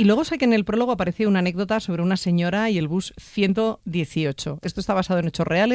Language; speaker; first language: Spanish; native; Spanish